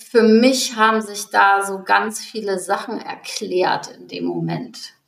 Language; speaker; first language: German; native; German